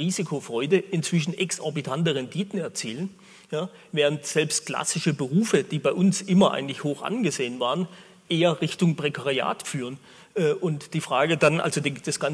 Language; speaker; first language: German; native; German